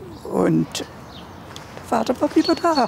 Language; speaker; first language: German; early bilingual, heritage; German